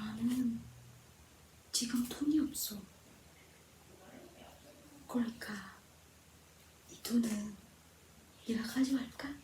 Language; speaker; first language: Korean; non-native, learner; Javanese